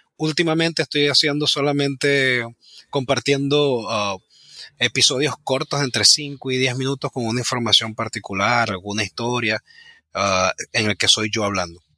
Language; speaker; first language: Spanish; native; Spanish